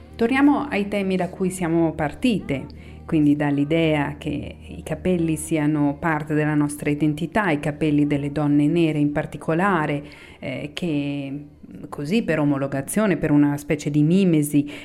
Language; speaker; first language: Italian; native; Italian